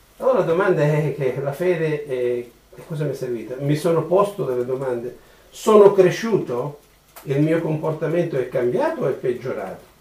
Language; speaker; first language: Italian; native; Italian